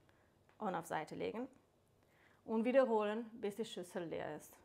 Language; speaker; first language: German; non-native, fluent; Italian